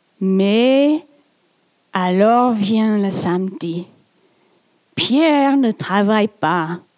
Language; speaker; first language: French; non-native, fluent; English